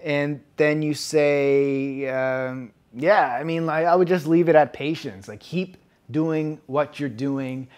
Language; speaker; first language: English; native; English